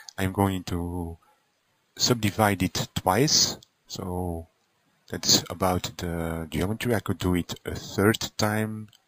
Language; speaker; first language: English; non-native, fluent; Dutch